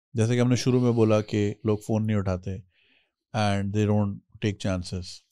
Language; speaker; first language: Urdu; native; Urdu